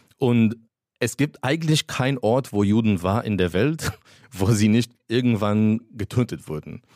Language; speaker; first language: German; non-native, fluent; Hebrew